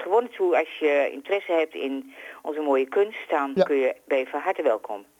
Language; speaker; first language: Dutch; native; Dutch